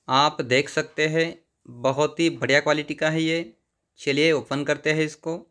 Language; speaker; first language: Hindi; non-native, local second language; Marathi